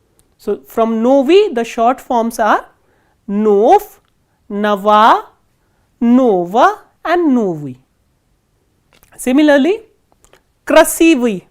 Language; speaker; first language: Russian; non-native, fluent; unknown